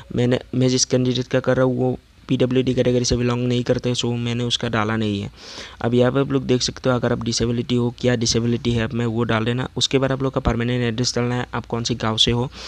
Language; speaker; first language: Hindi; non-native, local second language; Assamese